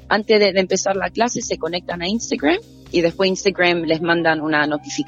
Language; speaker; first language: Spanish; native; Spanish